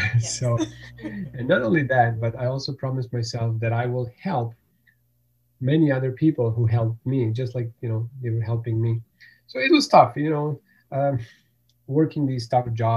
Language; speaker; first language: English; non-native, fluent; Bosnian